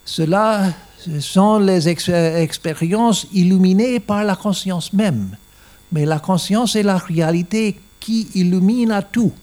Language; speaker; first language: French; non-native, learner; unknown